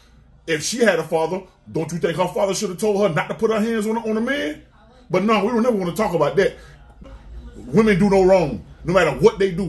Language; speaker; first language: English; native; English